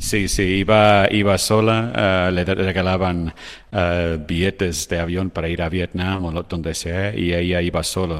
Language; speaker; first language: Spanish; non-native, fluent; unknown